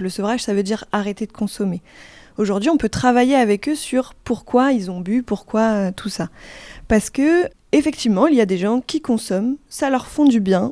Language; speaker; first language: French; native; French